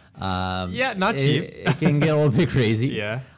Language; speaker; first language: English; native; English